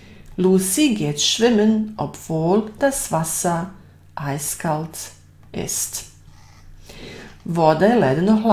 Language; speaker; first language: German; non-native, fluent; Bosnian